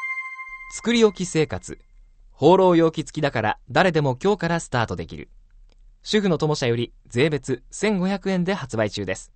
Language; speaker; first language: Japanese; native; Japanese